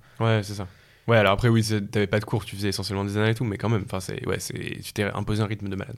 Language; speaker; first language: French; native; French